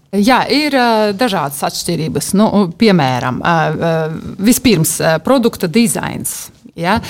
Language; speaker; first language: Latvian; non-native, local second language; Russian